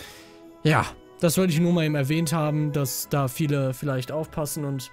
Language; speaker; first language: German; native; German